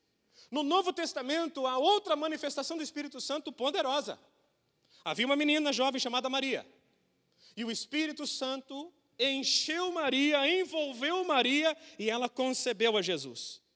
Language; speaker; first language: Portuguese; native; Portuguese